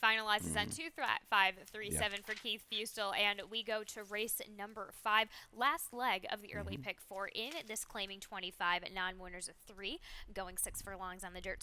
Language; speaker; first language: English; native; English